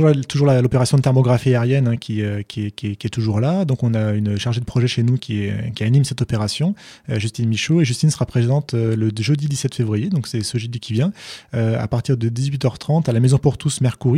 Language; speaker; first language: French; native; French